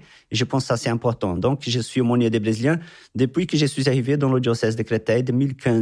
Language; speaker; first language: French; non-native, fluent; Portuguese